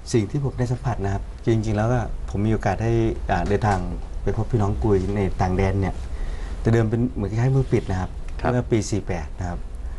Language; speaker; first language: Thai; non-native, local second language; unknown